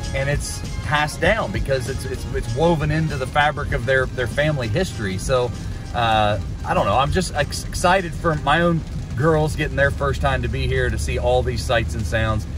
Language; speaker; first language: English; native; English